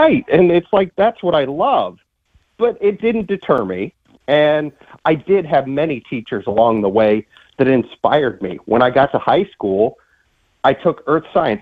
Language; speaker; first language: English; native; English